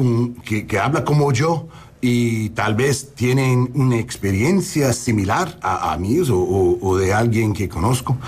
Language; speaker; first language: Spanish; non-native, learner; English